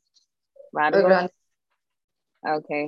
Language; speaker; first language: Spanish; non-native, learner; English